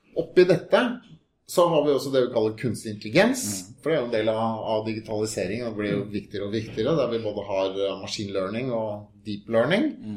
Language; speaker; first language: Norwegian; native; Norwegian